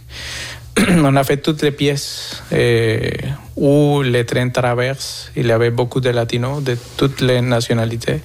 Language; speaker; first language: French; non-native, fluent; Spanish